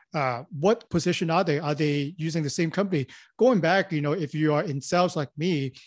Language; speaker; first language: English; non-native, local second language; Cantonese